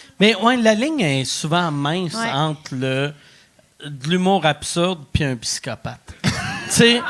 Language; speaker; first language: French; native; French